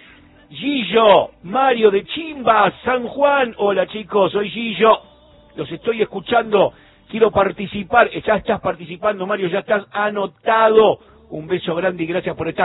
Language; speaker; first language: Spanish; native; Spanish